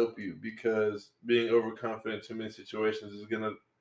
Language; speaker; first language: English; native; English